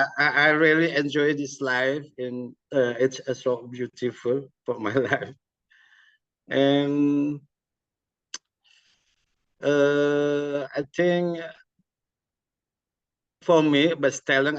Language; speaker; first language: English; non-native, learner; Indonesian